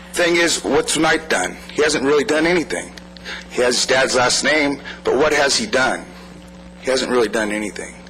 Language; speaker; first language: English; native; English